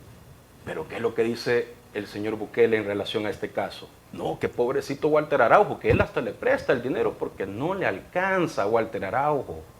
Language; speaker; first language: Spanish; native; Spanish